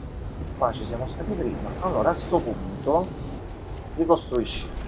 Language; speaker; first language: Italian; native; Italian